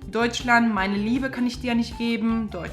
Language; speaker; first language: German; non-native, fluent; Spanish